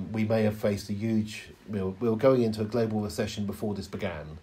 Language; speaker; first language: English; native; English